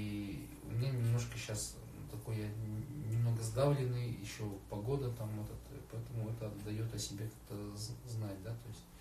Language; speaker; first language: Russian; native; Russian